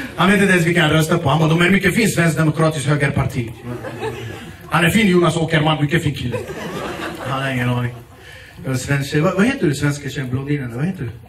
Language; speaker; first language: Swedish; early bilingual, other home language; Kurdish